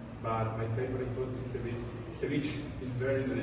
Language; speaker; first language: English; non-native, learner; Spanish